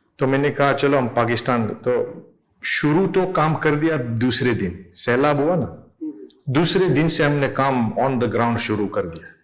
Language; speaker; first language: Urdu; non-native, fluent; English